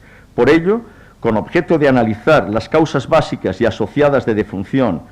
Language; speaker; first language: Spanish; native; Spanish